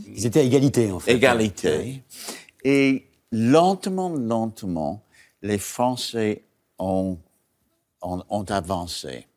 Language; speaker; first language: French; non-native, learner; English